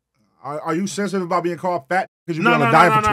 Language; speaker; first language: English; native; English